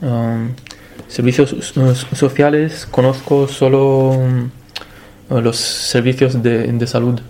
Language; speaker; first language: Spanish; non-native, fluent; Romanian